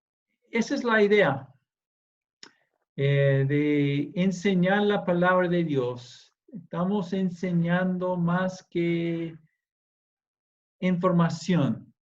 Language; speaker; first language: Spanish; non-native, fluent; English